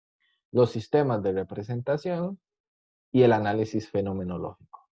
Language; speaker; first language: Spanish; native; Spanish